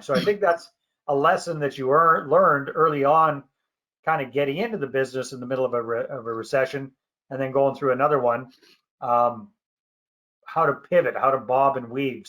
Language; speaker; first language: English; native; English